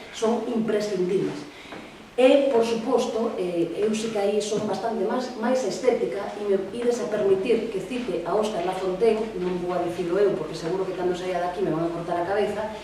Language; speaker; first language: Galician; non-native, local second language; Spanish